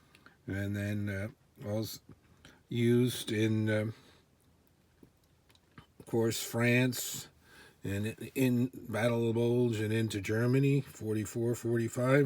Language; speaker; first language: English; native; English